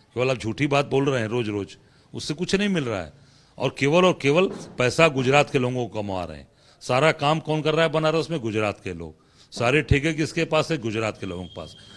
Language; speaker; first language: Hindi; native; Hindi